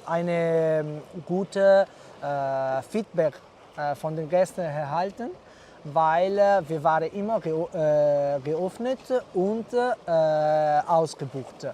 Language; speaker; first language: German; non-native, fluent; Italian